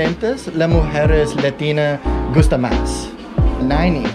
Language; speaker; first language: Spanish; non-native, learner; English